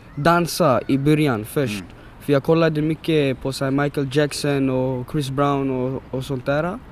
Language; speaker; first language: Swedish; early bilingual, other home language; English